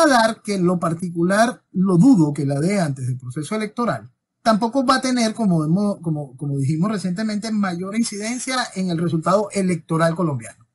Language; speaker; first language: Spanish; native; Spanish